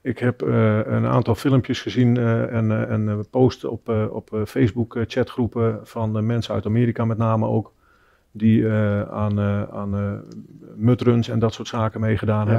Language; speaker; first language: Dutch; native; Dutch